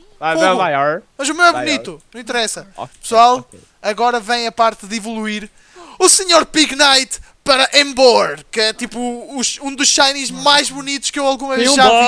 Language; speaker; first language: Portuguese; native; Portuguese